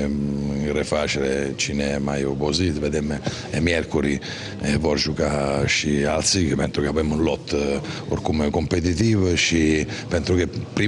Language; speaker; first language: Romanian; non-native, fluent; Italian